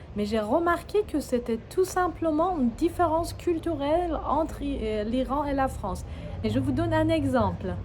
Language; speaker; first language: French; non-native, fluent; Persian